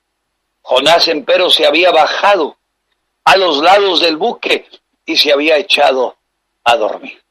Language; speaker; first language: Spanish; native; Spanish